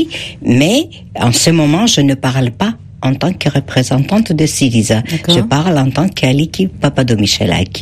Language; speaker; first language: French; non-native, fluent; Greek